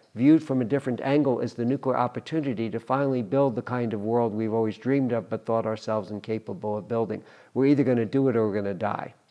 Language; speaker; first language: English; native; English